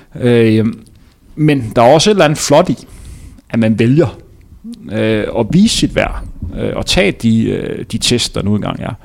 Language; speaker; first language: Danish; native; Danish